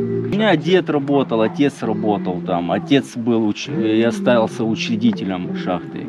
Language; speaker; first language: Russian; native; Russian